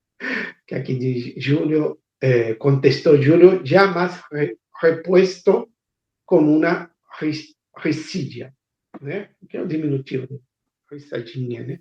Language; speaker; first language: Portuguese; non-native, fluent; Spanish